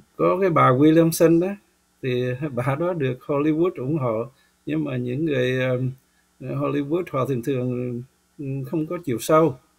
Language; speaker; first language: Vietnamese; native; Vietnamese